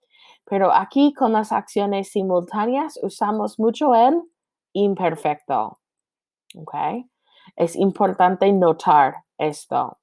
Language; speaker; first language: Spanish; non-native, fluent; English